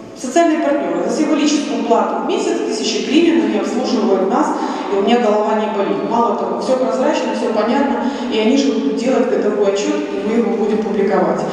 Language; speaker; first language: Russian; non-native, local second language; Ukrainian